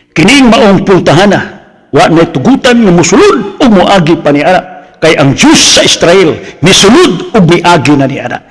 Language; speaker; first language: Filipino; non-native, local second language; Cebuano